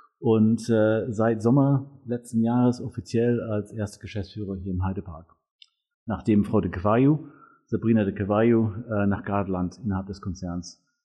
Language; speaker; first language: German; non-native, fluent; English